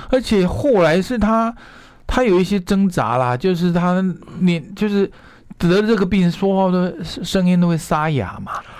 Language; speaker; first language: Chinese; non-native, local second language; Hakka Chinese